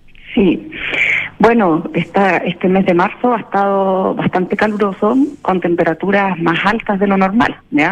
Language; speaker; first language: Spanish; native; Spanish